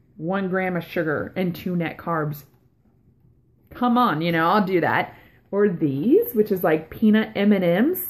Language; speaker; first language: English; native; English